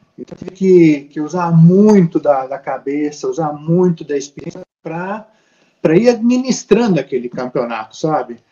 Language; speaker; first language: Portuguese; native; Portuguese